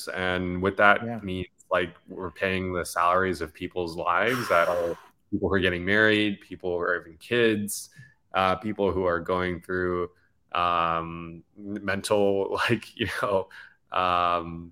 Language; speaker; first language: English; native; English